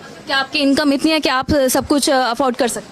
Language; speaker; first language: Hindi; native; Hindi